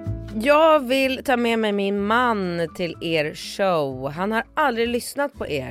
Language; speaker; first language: Swedish; native; Swedish